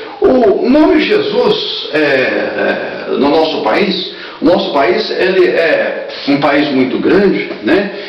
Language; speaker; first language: Portuguese; native; Portuguese